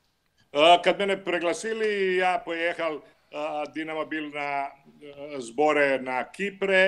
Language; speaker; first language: Russian; non-native, learner; Croatian